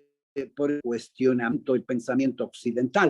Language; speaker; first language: Spanish; native; Spanish